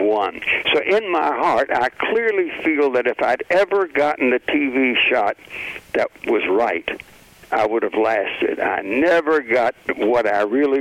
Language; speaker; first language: English; native; English